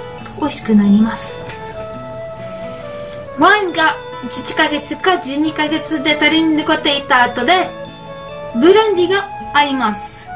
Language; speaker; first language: Japanese; non-native, learner; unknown